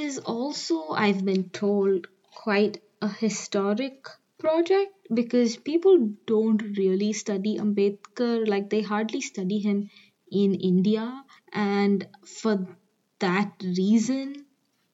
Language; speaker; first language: English; non-native, local second language; Hindi